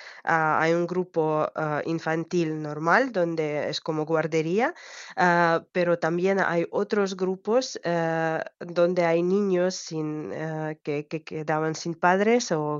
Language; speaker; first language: Spanish; non-native, fluent; Ukrainian